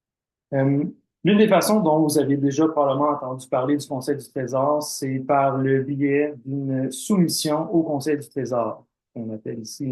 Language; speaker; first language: French; native; French